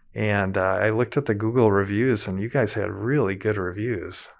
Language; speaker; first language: English; native; English